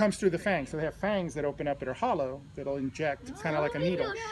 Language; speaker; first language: English; native; English